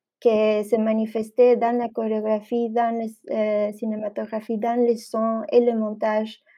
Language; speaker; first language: French; non-native, fluent; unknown